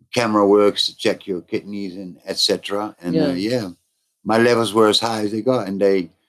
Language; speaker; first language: English; non-native, fluent; Dutch